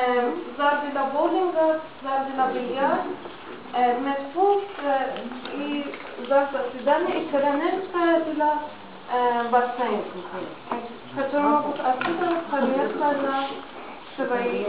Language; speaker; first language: Russian; non-native, learner; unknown